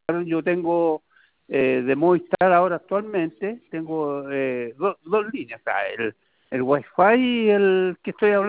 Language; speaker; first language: Spanish; native; Spanish